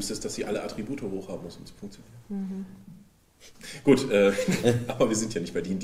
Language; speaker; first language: German; native; German